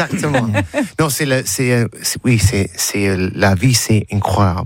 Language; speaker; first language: French; non-native, learner; English